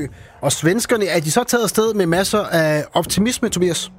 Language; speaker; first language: Danish; native; Danish